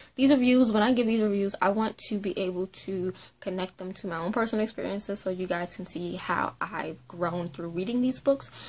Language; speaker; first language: English; native; English